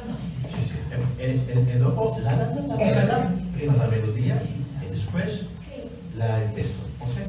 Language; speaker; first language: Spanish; non-native, learner; Italian